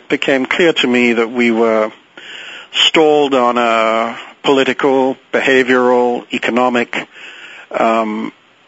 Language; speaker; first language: English; native; English